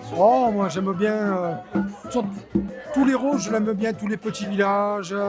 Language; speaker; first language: French; native; French